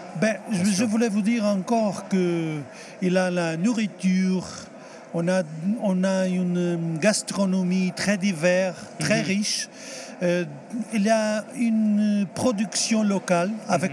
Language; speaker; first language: French; non-native, fluent; Portuguese